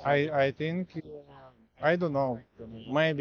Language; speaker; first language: English; non-native, learner; Ukrainian